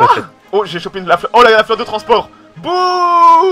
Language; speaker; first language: French; native; French